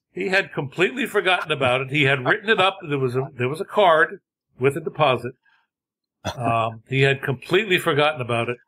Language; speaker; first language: English; native; English